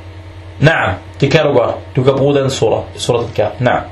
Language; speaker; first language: Danish; early bilingual, other home language; Arabic